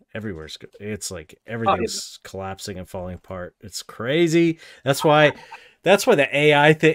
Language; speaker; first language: English; native; English